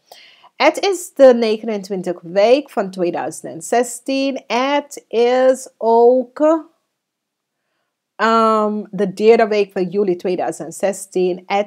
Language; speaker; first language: Dutch; non-native, fluent; English